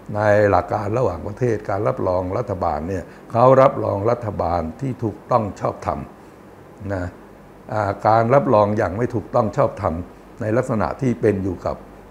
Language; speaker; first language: Thai; native; Thai